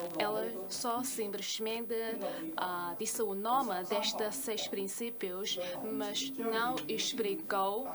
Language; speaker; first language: Portuguese; non-native, fluent; Chinese